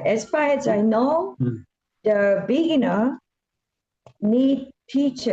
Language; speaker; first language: English; non-native, learner; Korean